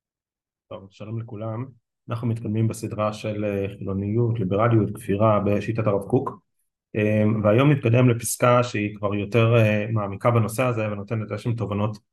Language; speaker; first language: Hebrew; native; Hebrew